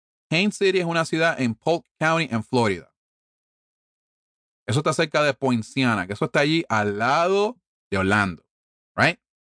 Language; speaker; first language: Spanish; early bilingual, heritage; Spanish